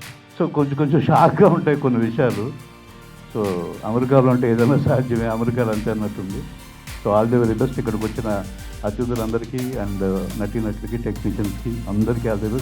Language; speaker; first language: Telugu; native; Telugu